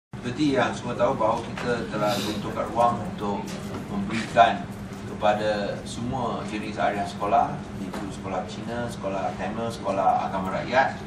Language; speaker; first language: Malay; non-native, local second language; Chinese